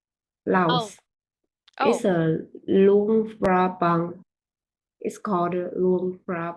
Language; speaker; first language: English; non-native, learner; Vietnamese